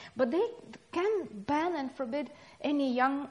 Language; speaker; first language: English; non-native, fluent; Russian